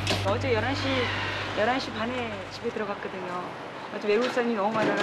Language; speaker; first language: Korean; native; Korean